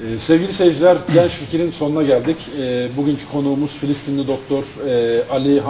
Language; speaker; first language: Turkish; native; Turkish